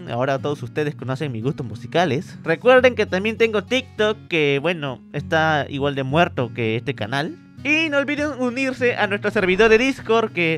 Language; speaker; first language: Spanish; native; Spanish